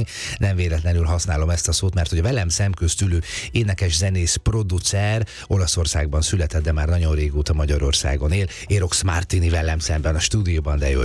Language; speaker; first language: Hungarian; native; Hungarian